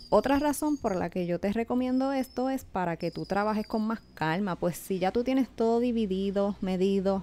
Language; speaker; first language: Spanish; native; Spanish